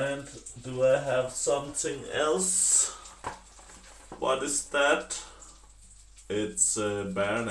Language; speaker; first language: English; non-native, learner; Danish